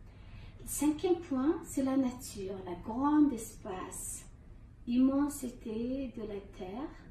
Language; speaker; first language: French; non-native, fluent; Mongolian